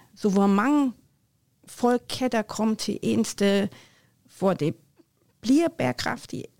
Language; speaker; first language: Norwegian; non-native, fluent; German